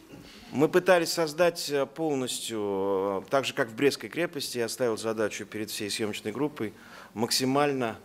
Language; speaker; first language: Russian; native; Russian